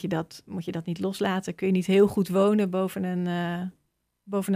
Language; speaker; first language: Dutch; native; Dutch